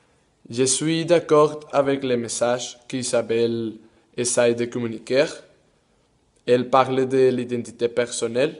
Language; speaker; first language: French; non-native, learner; Spanish